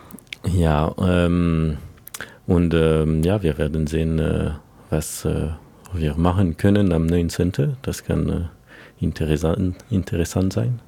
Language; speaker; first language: German; non-native, fluent; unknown